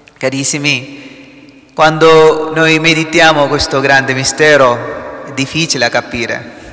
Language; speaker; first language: Italian; non-native, fluent; Malayalam